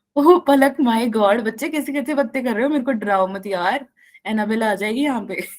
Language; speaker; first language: Hindi; non-native, local second language; Malayalam